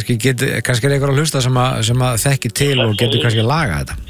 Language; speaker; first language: Icelandic; native; Icelandic